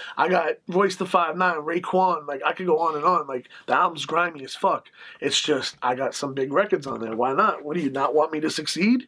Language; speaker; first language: English; native; English